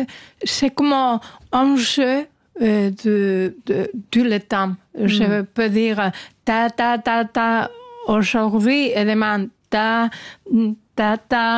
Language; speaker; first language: French; non-native, fluent; Spanish